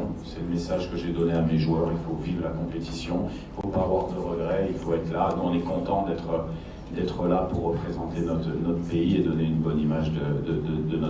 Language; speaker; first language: French; native; French